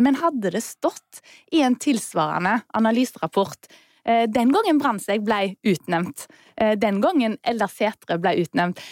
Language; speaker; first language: Norwegian; native; Norwegian